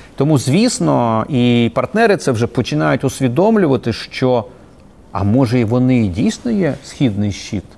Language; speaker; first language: Ukrainian; native; Ukrainian